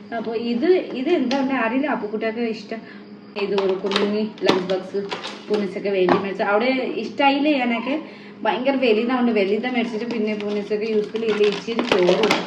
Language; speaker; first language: Malayalam; non-native, learner; Nepali